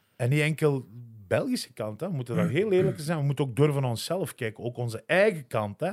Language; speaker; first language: Dutch; early bilingual, other home language; Turkish